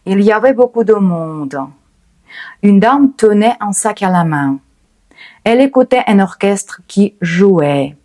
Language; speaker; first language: French; non-native, fluent; Ukrainian